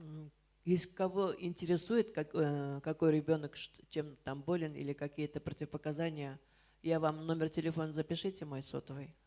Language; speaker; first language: Russian; native; Russian